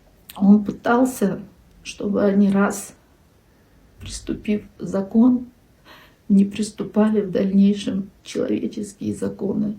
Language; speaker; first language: Russian; non-native, local second language; Kyrgyz